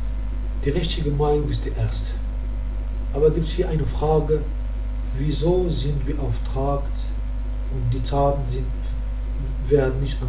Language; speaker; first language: German; non-native, learner; Arabic